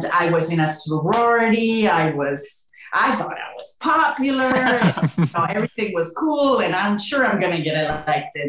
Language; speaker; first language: English; non-native, fluent; Spanish